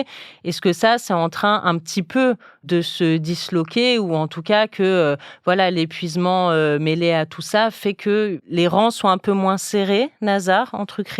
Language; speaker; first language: French; native; French